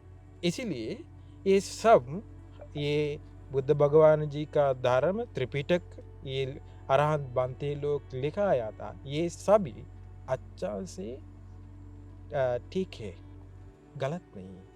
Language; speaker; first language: Hindi; non-native, learner; Sinhala